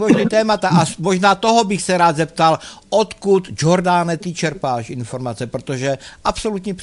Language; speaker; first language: Czech; native; Czech